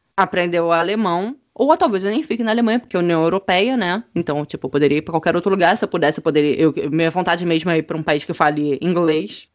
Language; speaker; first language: Portuguese; native; Portuguese